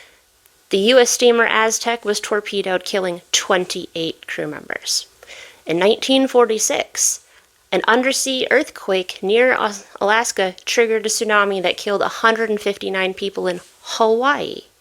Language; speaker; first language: English; native; English